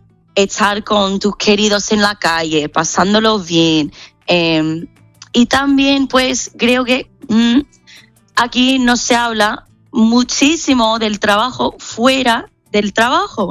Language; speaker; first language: Spanish; non-native, fluent; English